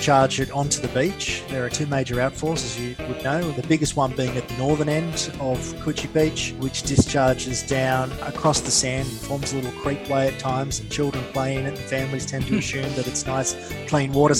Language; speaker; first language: English; native; English